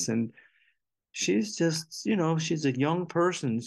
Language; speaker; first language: English; native; English